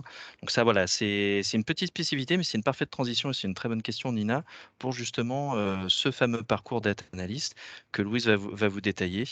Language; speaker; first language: French; native; French